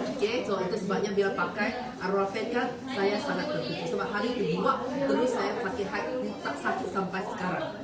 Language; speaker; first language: Malay; non-native, local second language; Chinese